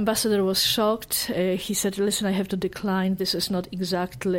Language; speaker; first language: English; non-native, fluent; Polish